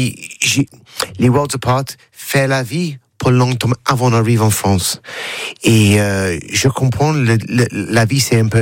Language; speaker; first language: French; non-native, learner; English